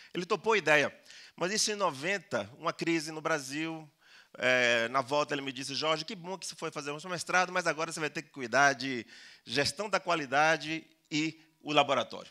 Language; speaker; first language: Portuguese; early bilingual, other home language; Spanish